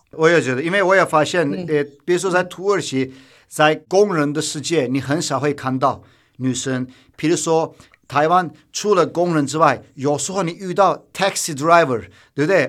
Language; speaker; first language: Chinese; non-native, fluent; Turkish